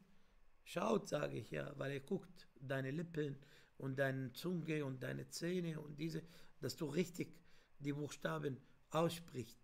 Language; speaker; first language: German; non-native, fluent; Arabic